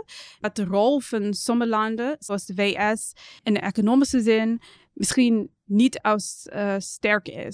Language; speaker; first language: Dutch; non-native, fluent; English